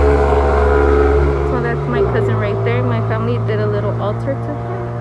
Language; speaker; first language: English; early bilingual, other home language; Spanish